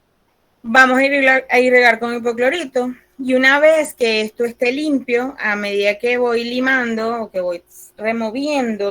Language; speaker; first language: Spanish; native; Spanish